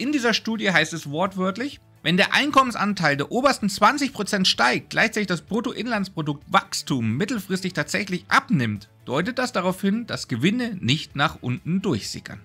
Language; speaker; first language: German; native; German